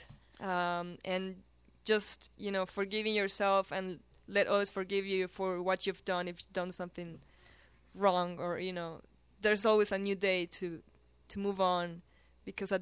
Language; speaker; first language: English; non-native, fluent; Spanish